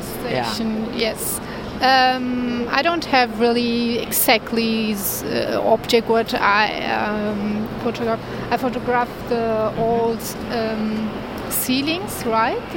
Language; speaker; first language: English; non-native, learner; Turkish